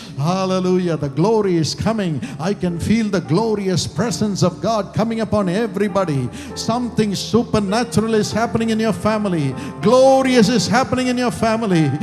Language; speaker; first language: English; non-native, local second language; Tamil